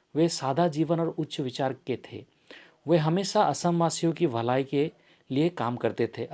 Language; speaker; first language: Hindi; non-native, local second language; Assamese